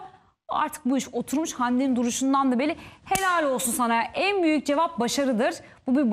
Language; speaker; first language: Turkish; native; Turkish